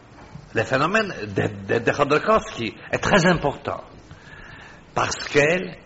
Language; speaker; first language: French; non-native, fluent; Polish